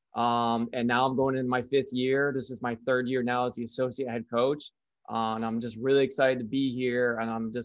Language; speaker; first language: English; native; English